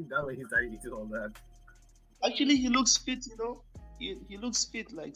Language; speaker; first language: English; non-native, local second language; Hausa